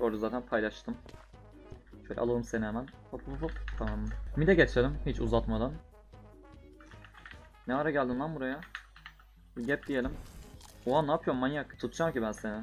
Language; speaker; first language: Turkish; native; Turkish